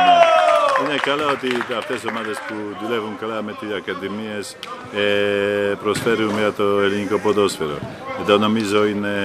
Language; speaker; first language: Greek; non-native, fluent; Polish